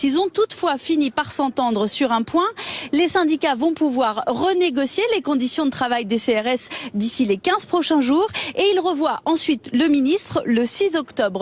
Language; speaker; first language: French; native; French